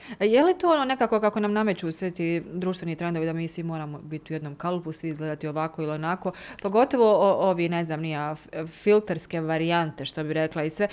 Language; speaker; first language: Serbian; native; Serbian